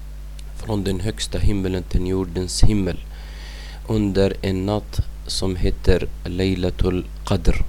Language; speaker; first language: Swedish; non-native, fluent; Arabic